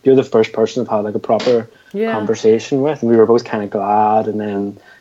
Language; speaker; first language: English; native; English